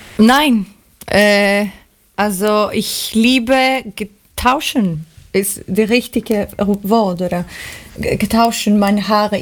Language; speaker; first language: German; non-native, learner; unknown